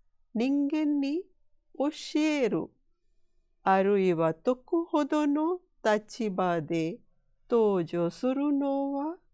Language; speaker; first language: Japanese; non-native, fluent; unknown